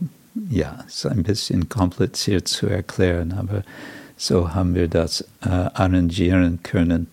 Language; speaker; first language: German; non-native, fluent; English